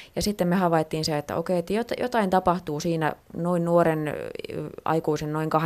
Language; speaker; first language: Finnish; native; Finnish